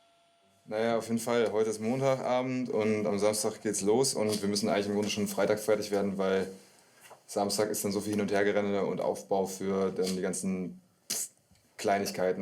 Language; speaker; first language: German; native; German